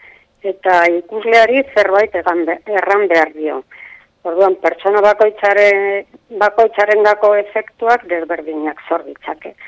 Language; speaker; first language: Basque; non-native, local second language; Spanish